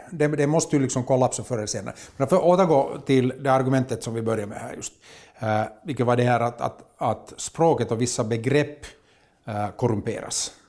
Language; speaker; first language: Swedish; native; Swedish